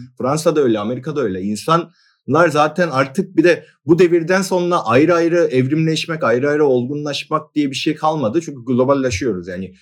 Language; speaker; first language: Turkish; non-native, fluent; Korean